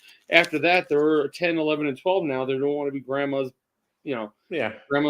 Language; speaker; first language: English; native; English